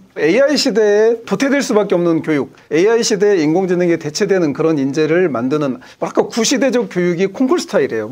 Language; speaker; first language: Korean; native; Korean